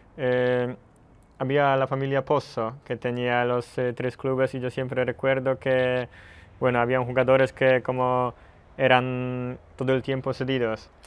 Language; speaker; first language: Spanish; non-native, fluent; Polish